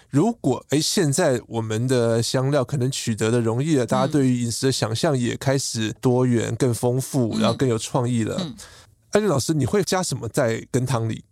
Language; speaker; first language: Chinese; native; Chinese